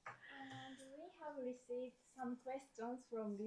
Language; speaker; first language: English; non-native, learner; Japanese